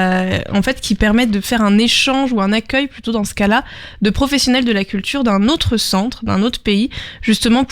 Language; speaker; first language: French; native; French